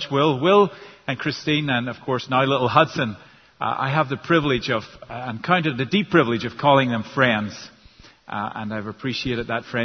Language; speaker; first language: English; native; English